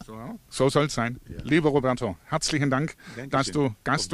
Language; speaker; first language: German; native; German